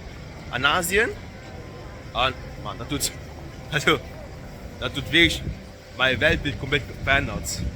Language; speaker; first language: German; non-native, local second language; Luxembourgish